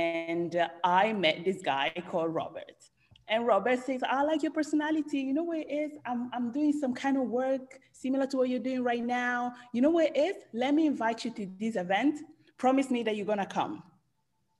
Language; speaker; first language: English; non-native, fluent; Italian